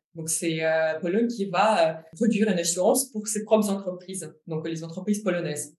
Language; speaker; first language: French; non-native, fluent; Ukrainian